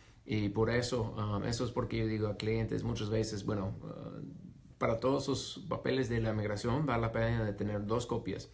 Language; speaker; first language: Spanish; non-native, fluent; English